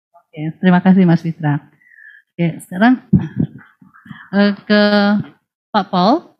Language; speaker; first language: Indonesian; native; Indonesian